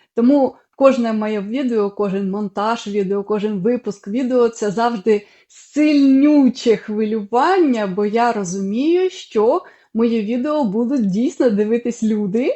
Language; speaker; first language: Ukrainian; non-native, local second language; Russian